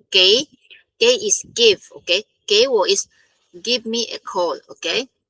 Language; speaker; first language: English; non-native, local second language; Filipino